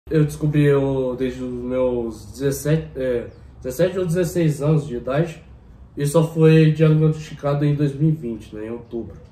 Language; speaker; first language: Portuguese; native; Portuguese